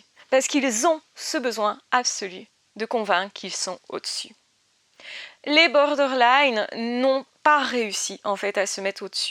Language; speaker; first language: French; native; French